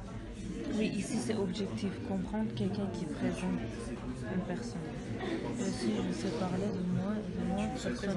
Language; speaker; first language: French; non-native, learner; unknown